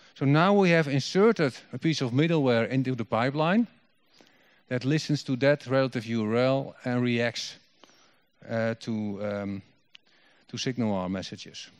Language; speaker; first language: English; non-native, fluent; Dutch